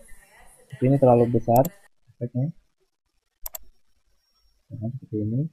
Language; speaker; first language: Indonesian; native; Indonesian